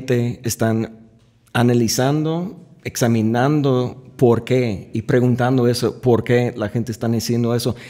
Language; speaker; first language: Spanish; non-native, fluent; English